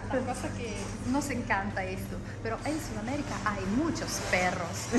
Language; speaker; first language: Spanish; non-native, fluent; Italian